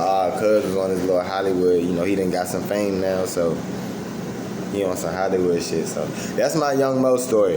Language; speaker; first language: English; native; English